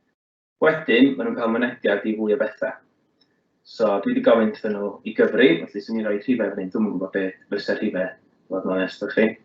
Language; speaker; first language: Welsh; native; Welsh